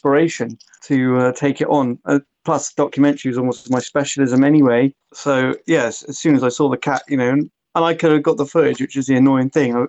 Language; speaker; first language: English; native; English